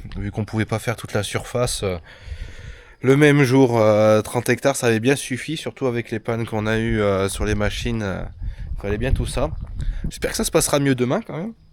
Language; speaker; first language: French; native; French